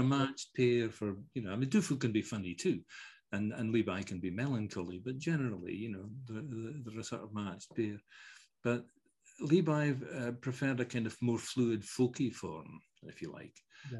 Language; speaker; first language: English; early bilingual, other home language; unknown